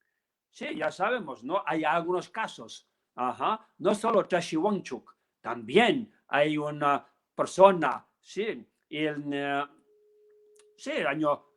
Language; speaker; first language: Spanish; non-native, learner; Tibetan